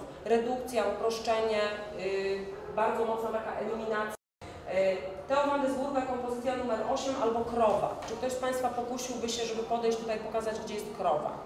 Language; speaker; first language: Polish; native; Polish